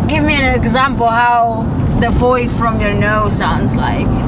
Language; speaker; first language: English; non-native, fluent; Indonesian